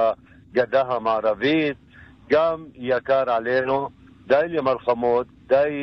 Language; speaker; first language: Hebrew; non-native, local second language; Arabic